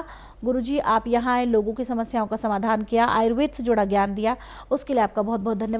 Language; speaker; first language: Hindi; native; Hindi